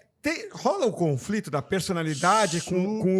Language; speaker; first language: Portuguese; native; Portuguese